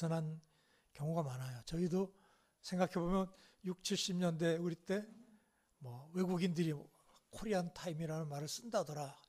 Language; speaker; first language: Korean; native; Korean